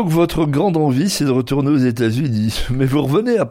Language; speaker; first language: French; native; French